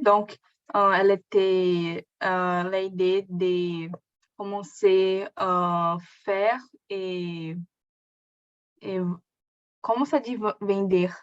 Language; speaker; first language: French; non-native, learner; Portuguese